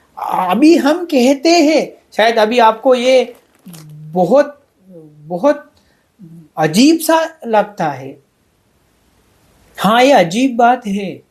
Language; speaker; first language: Hindi; non-native, fluent; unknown